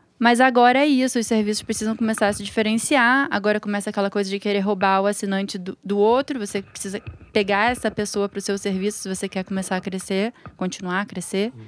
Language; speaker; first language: Portuguese; native; Portuguese